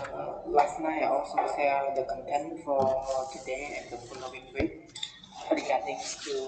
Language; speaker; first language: English; non-native, learner; Khmer